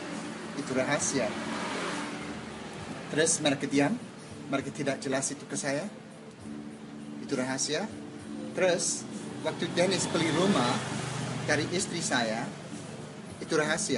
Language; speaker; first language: Indonesian; non-native, learner; English